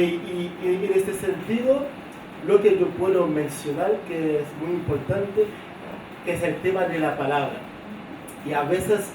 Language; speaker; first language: Spanish; non-native, fluent; Haitian Creole